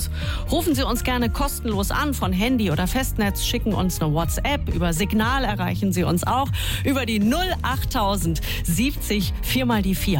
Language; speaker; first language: German; native; German